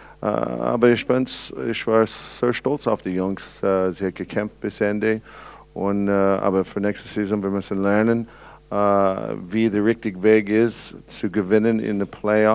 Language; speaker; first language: German; non-native, learner; English